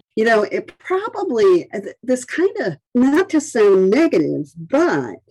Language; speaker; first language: English; native; English